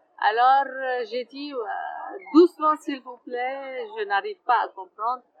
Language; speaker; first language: French; non-native, fluent; Arabic